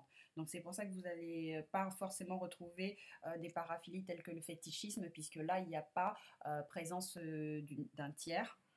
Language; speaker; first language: French; native; French